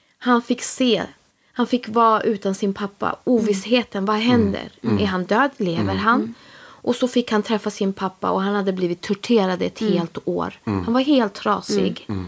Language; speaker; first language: Swedish; early bilingual, other home language; Spanish